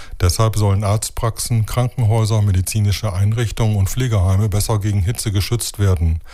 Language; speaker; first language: German; native; German